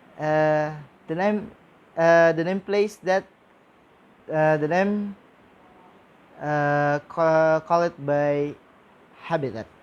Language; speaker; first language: English; non-native, learner; Indonesian